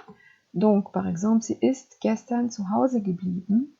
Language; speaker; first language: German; non-native, fluent; French